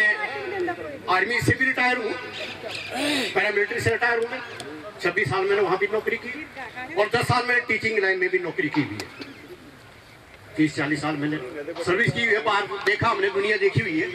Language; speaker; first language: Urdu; non-native, local second language; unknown